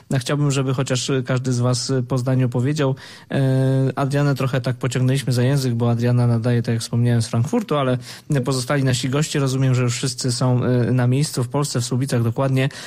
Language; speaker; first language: Polish; native; Polish